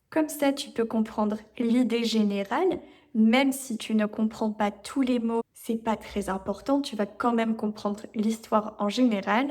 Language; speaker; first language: French; native; French